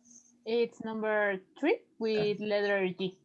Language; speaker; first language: English; non-native, learner; Spanish